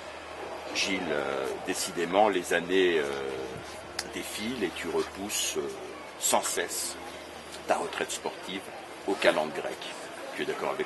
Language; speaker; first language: French; native; French